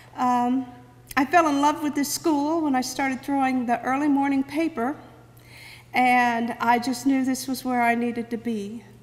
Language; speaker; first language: English; native; English